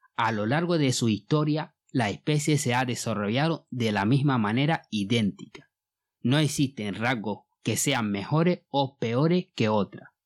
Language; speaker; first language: Spanish; non-native, fluent; Bambara